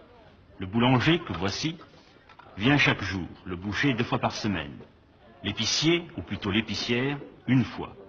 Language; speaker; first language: French; native; French